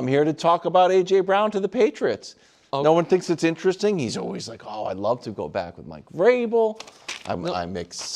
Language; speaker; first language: English; native; English